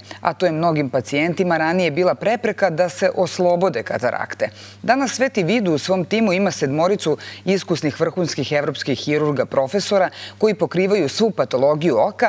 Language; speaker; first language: Bosnian; native; Bosnian